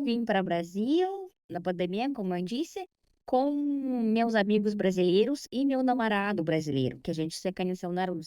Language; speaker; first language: Portuguese; non-native, fluent; Russian